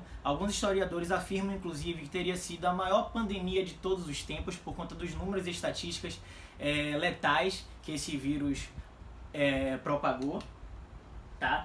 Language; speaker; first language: Portuguese; native; Portuguese